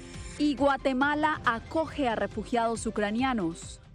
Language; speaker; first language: Spanish; native; Spanish